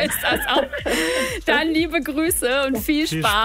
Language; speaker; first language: German; native; German